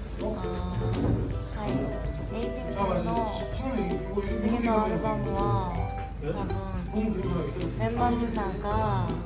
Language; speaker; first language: Japanese; non-native, learner; Korean